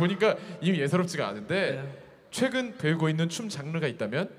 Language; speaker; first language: Korean; native; Korean